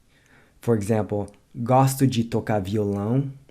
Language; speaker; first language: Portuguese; non-native, fluent; English